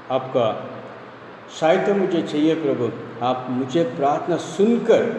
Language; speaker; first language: Hindi; non-native, local second language; Tamil